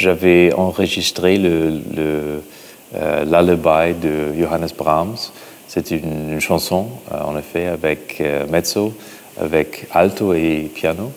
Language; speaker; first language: French; non-native, fluent; English